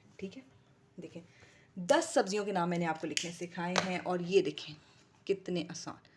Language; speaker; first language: Urdu; native; Urdu